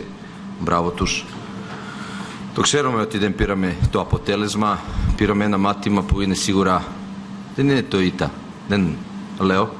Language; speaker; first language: Greek; non-native, fluent; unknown